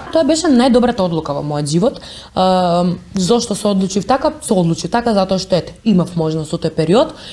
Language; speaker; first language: Macedonian; native; Macedonian